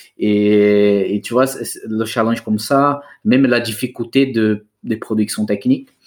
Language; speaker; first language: French; non-native, fluent; Portuguese